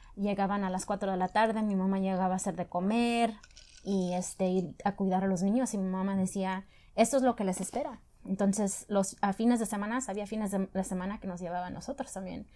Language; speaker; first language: Spanish; early bilingual, other home language; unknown